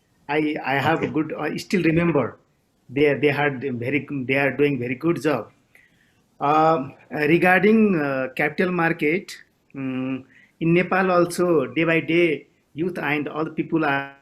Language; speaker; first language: English; non-native, local second language; Nepali